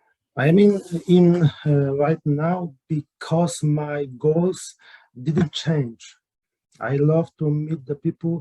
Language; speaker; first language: English; non-native, learner; Polish